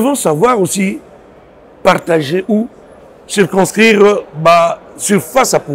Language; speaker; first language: French; non-native, local second language; Lingala